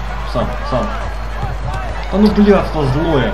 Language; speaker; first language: Russian; native; Russian